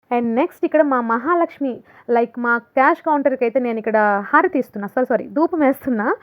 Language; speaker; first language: Telugu; non-native, local second language; Urdu